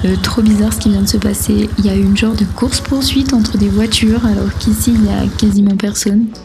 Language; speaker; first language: French; native; French